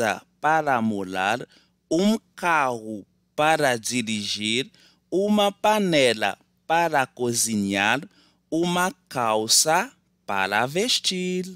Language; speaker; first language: Portuguese; non-native, learner; Haitian Creole